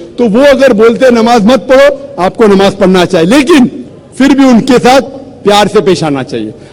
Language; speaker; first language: Urdu; non-native, local second language; Konkani